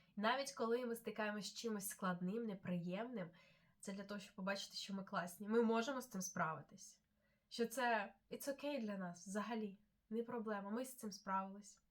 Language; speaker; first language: Ukrainian; non-native, local second language; Russian